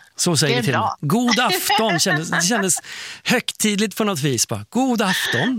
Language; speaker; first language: Swedish; native; Swedish